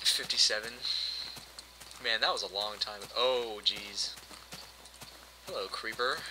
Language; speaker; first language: English; native; English